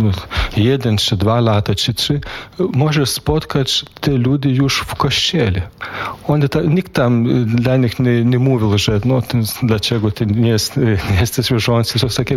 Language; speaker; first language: Polish; non-native, fluent; Lithuanian